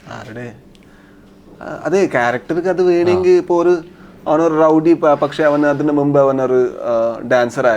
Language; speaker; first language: Malayalam; non-native, local second language; Kannada